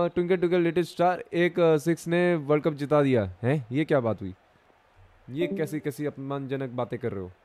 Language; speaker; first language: Hindi; non-native, local second language; Bangla